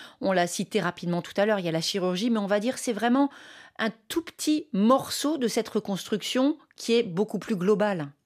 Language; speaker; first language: French; native; French